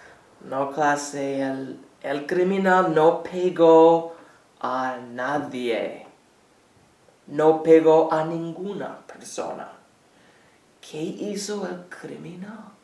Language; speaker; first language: Spanish; non-native, fluent; English